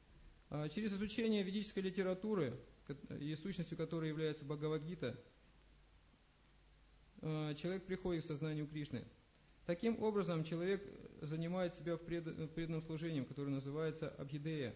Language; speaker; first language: Russian; native; Russian